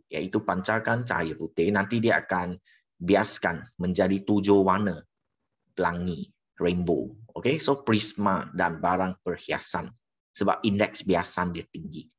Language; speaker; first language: Malay; non-native, local second language; Chinese